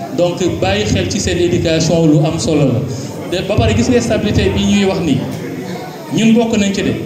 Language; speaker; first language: Wolof; native; Wolof